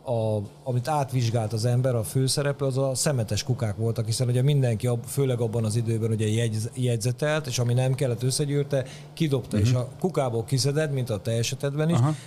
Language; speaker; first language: Hungarian; native; Hungarian